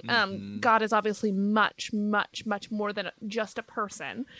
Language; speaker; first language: English; native; English